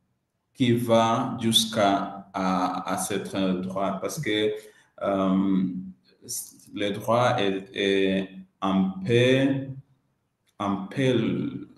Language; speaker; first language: French; non-native, learner; Swahili